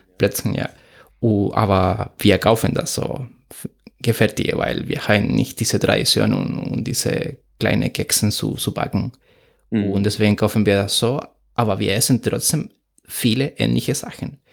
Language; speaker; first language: German; non-native, fluent; Spanish